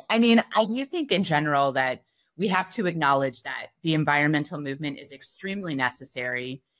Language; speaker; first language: English; native; English